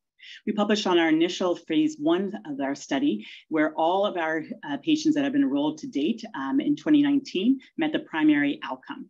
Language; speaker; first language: English; native; English